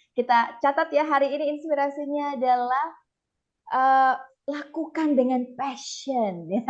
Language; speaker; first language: Indonesian; native; Indonesian